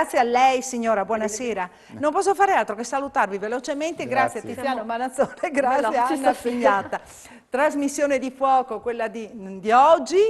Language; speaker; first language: Italian; native; Italian